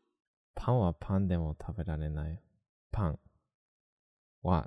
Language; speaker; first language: Japanese; non-native, learner; English